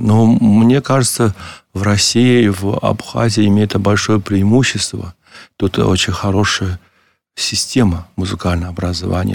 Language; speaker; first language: Russian; non-native, learner; Chinese